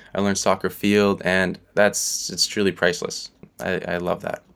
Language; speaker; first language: English; native; English